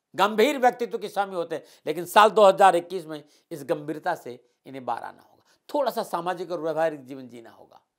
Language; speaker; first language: Hindi; native; Hindi